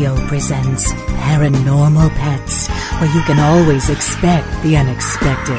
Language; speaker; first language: English; native; English